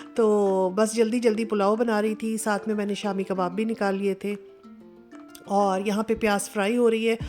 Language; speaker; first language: Urdu; native; Urdu